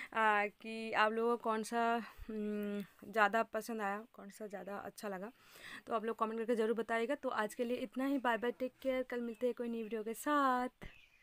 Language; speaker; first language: Hindi; non-native, local second language; Bangla